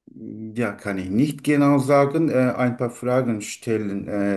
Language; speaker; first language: German; non-native, learner; Turkish